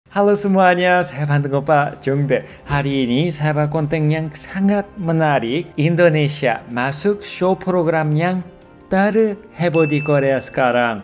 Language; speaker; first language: Indonesian; non-native, fluent; Korean